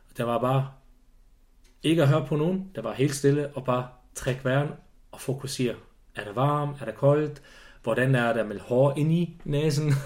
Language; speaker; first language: Danish; non-native, fluent; Swiss German